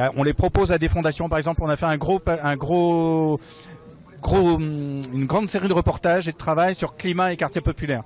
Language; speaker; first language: French; native; French